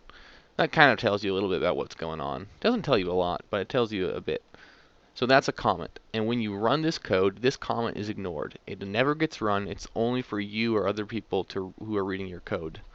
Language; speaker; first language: English; native; English